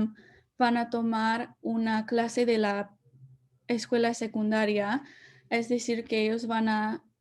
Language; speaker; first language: Spanish; early bilingual, heritage; Spanish